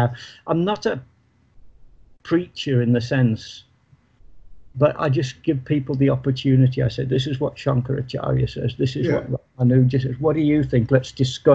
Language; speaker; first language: English; native; English